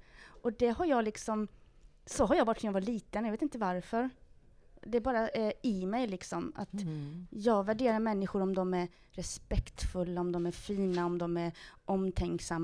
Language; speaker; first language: Swedish; native; Swedish